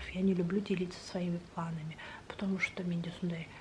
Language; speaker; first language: Russian; non-native, local second language; Kazakh